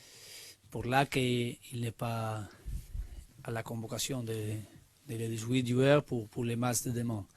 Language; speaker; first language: French; non-native, learner; Spanish